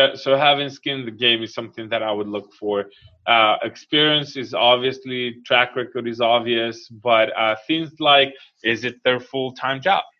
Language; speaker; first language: English; non-native, fluent; Hebrew